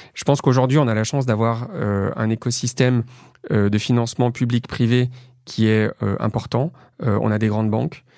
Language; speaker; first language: French; native; French